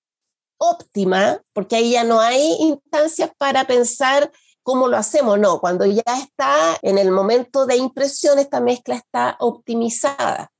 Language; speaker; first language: Spanish; native; Spanish